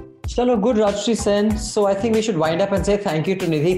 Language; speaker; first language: English; non-native, local second language; Hindi